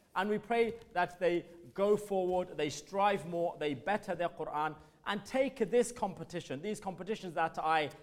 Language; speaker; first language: English; early bilingual, other home language; Urdu